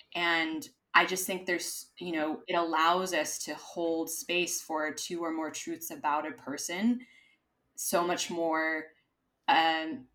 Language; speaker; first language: English; native; English